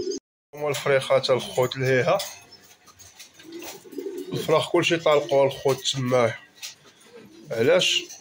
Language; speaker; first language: Arabic; native; Arabic